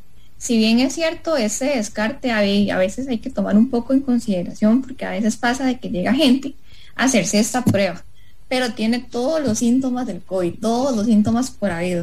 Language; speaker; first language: Spanish; native; Spanish